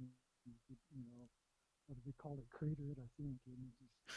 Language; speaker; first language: English; native; English